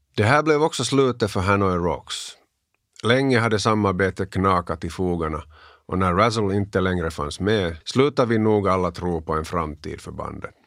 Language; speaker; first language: Swedish; native; Swedish